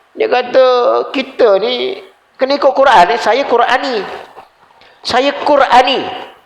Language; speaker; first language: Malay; native; Malay